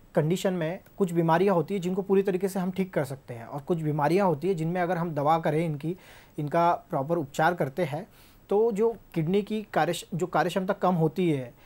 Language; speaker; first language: Hindi; native; Hindi